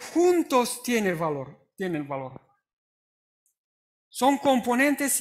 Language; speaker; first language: Spanish; non-native, fluent; Romanian